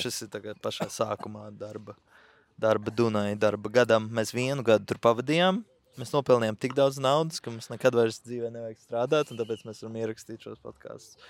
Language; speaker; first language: Latvian; native; Latvian